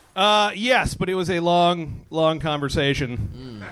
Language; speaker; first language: English; native; English